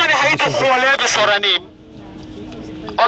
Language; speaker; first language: Hebrew; non-native, fluent; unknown